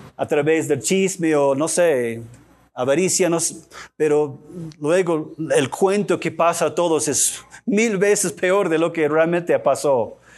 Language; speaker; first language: Spanish; non-native, fluent; English